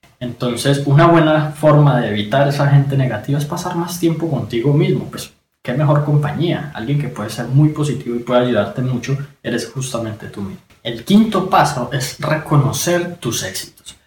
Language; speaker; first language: Spanish; native; Spanish